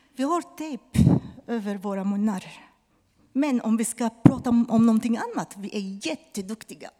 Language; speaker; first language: Swedish; non-native, fluent; Arabic